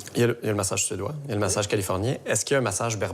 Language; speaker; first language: French; native; French